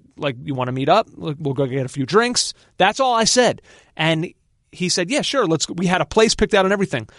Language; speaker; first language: English; native; English